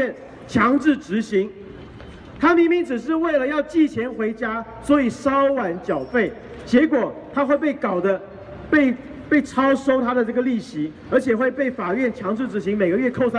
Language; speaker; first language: Chinese; native; Chinese